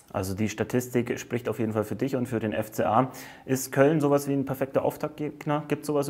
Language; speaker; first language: German; native; German